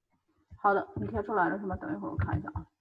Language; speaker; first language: Chinese; native; Chinese